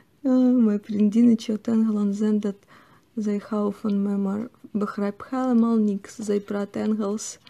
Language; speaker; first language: Dutch; non-native, learner; Russian